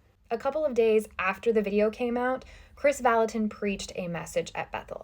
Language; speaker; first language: English; native; English